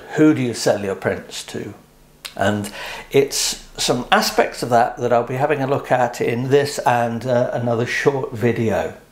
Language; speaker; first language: English; native; English